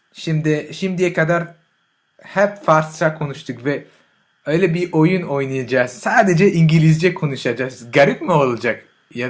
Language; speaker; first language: Turkish; non-native, learner; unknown